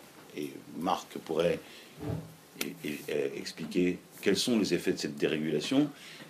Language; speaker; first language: French; native; French